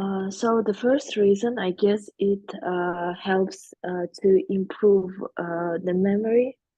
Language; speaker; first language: English; non-native, learner; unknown